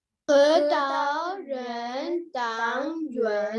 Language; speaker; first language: Chinese; non-native, learner; Spanish